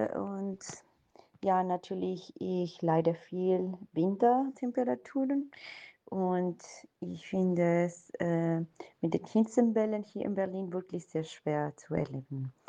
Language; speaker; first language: German; non-native, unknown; Spanish